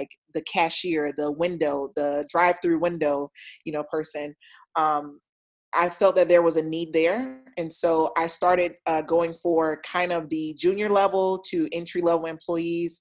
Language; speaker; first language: English; native; English